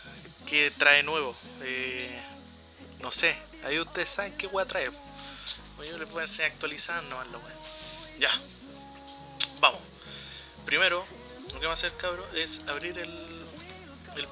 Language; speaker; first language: Spanish; native; Spanish